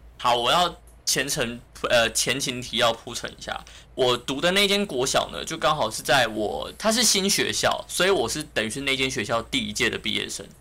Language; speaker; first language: Chinese; native; Chinese